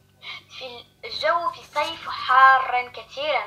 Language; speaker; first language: Arabic; non-native, learner; French